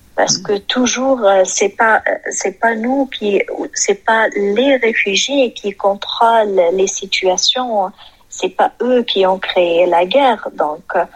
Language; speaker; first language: French; non-native, fluent; Arabic